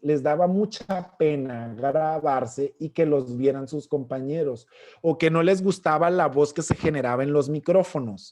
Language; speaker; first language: Spanish; native; Spanish